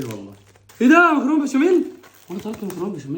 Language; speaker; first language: Arabic; native; Arabic